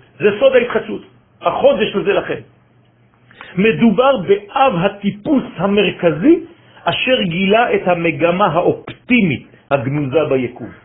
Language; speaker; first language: Hebrew; non-native, fluent; French